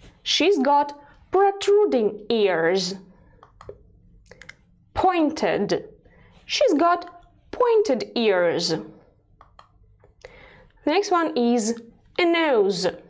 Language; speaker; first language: English; non-native, fluent; Russian